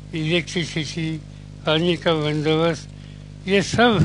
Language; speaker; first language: Hindi; non-native, local second language; Marathi